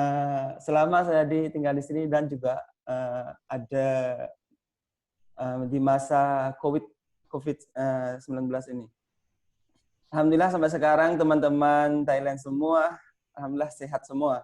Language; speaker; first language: Indonesian; non-native, fluent; Thai